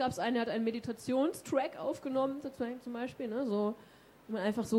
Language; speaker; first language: German; native; German